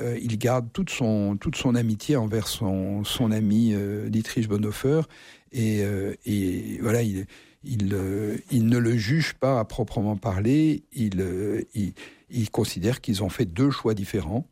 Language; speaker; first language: French; native; French